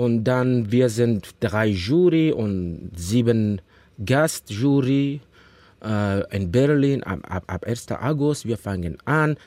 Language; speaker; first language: German; non-native, learner; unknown